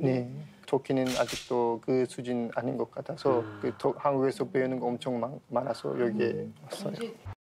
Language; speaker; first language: Korean; non-native, fluent; Turkish